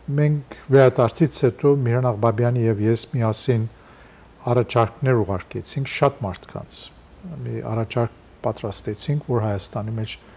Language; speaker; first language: Armenian; native; Armenian